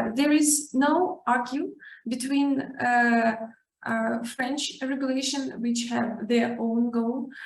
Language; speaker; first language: English; non-native, learner; Ukrainian